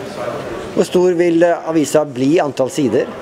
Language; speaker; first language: Norwegian; native; Norwegian